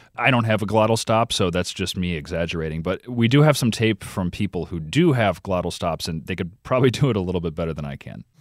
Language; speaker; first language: English; native; English